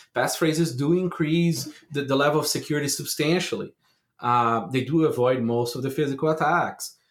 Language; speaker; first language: English; non-native, fluent; Portuguese